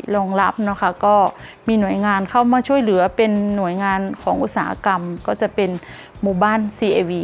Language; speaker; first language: Thai; native; Thai